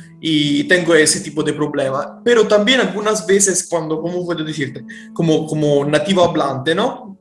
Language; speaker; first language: Spanish; non-native, fluent; Italian